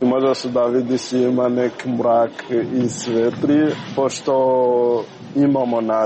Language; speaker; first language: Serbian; non-native, learner; Rundi